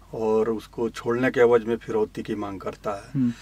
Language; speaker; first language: Hindi; native; Hindi